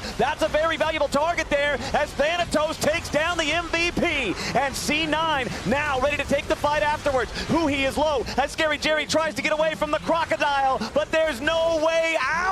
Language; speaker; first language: English; native; English